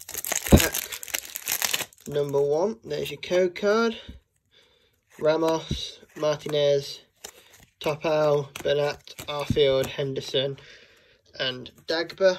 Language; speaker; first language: English; native; English